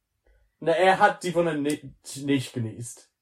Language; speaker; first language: German; non-native, learner; English